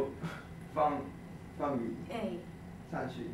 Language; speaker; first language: Chinese; early bilingual, heritage; Cantonese